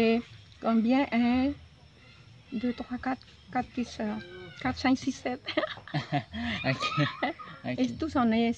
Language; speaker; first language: French; non-native, local second language; Javanese